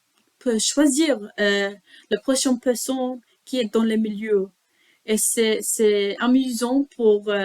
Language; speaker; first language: French; non-native, learner; English